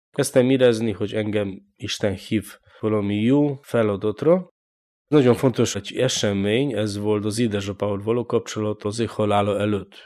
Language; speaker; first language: Hungarian; non-native, learner; Polish